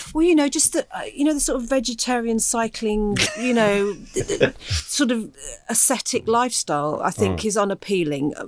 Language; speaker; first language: English; native; English